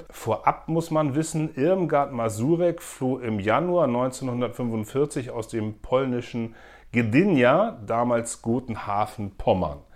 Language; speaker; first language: German; native; German